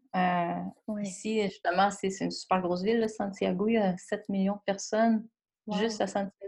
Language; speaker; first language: French; native; French